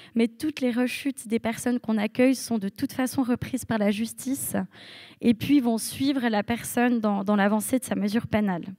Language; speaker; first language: French; native; French